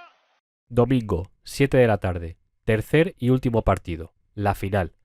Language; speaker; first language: Spanish; native; Spanish